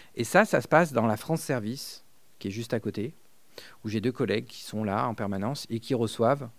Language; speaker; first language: French; non-native, fluent; Spanish